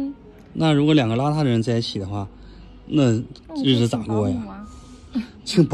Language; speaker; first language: Chinese; native; Chinese